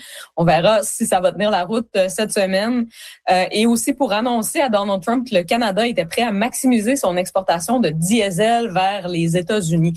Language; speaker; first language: French; native; French